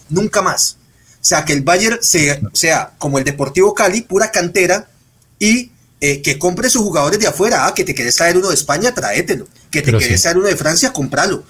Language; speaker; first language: Spanish; native; Spanish